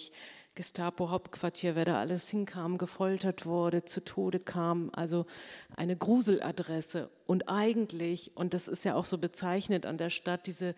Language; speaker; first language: German; native; German